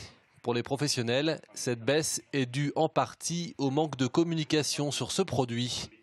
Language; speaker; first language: French; native; French